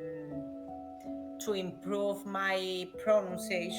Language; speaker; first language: English; non-native, learner; Spanish